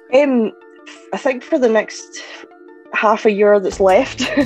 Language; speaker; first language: English; native; English